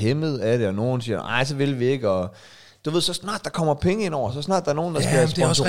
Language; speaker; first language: Danish; native; Danish